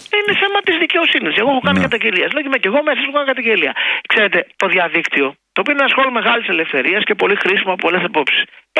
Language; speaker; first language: Greek; native; Greek